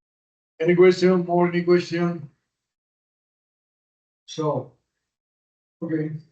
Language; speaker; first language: English; non-native, learner; Spanish